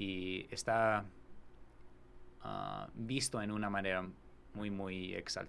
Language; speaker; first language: Spanish; non-native, fluent; English